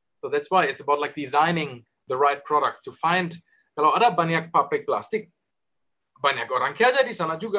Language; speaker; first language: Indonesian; non-native, learner; German